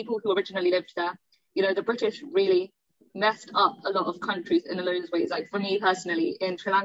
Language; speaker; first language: English; native; English